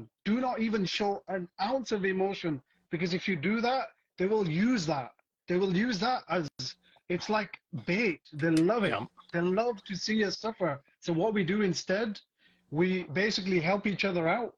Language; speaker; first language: English; native; English